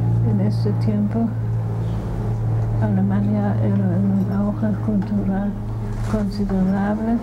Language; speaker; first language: Spanish; non-native, fluent; German